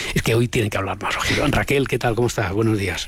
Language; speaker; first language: Spanish; native; Spanish